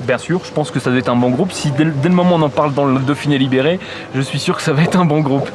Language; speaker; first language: French; native; French